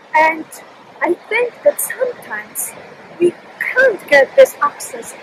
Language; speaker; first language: English; non-native, fluent; Polish